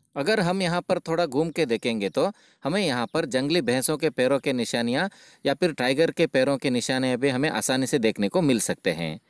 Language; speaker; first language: Hindi; non-native, local second language; Kannada